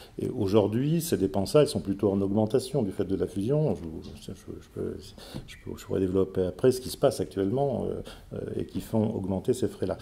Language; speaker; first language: French; native; French